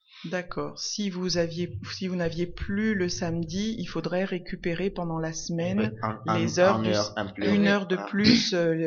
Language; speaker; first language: French; native; French